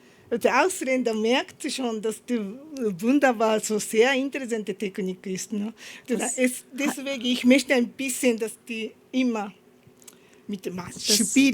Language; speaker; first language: German; non-native, learner; Japanese